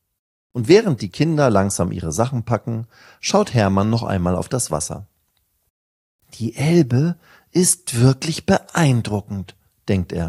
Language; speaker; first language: German; native; German